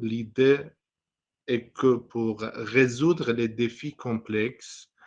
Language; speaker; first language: French; non-native, fluent; Persian